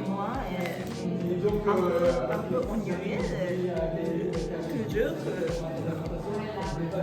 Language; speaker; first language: French; non-native, learner; Japanese